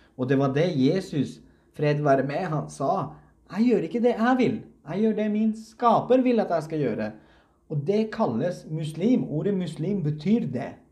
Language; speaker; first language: Norwegian; early bilingual, other home language; Uzbek